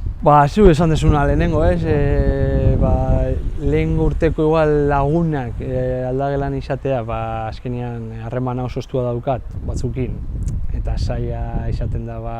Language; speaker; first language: Basque; non-native, local second language; Spanish